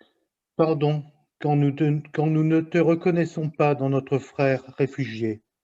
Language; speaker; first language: French; native; French